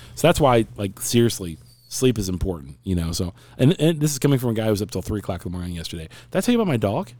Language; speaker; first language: English; native; English